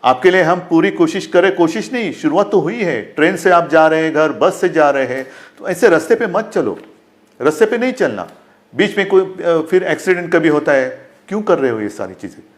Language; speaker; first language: Hindi; non-native, local second language; Marathi